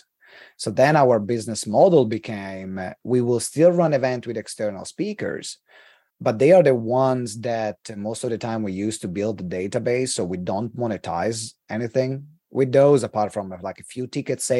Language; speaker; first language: English; non-native, fluent; Italian